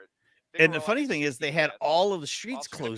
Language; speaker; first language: English; native; English